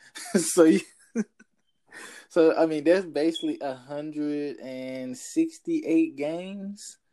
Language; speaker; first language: English; native; English